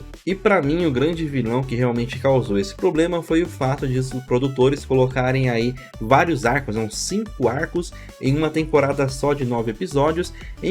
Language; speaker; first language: Portuguese; native; Portuguese